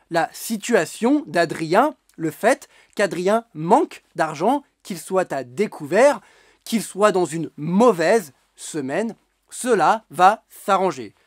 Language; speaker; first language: French; native; French